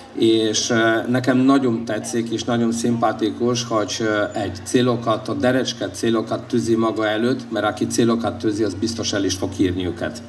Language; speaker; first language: Hungarian; non-native, fluent; Polish